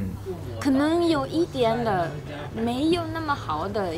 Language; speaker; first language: Chinese; non-native, fluent; Japanese